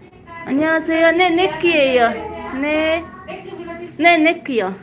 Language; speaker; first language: Korean; non-native, learner; Tajik